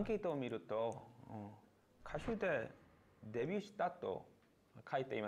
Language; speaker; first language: Japanese; non-native, fluent; Korean